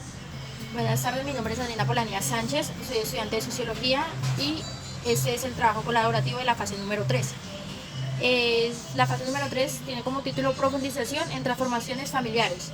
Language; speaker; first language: Spanish; native; Spanish